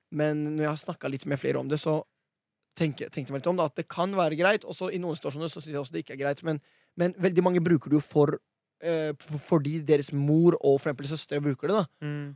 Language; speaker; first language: Norwegian; early bilingual, other home language; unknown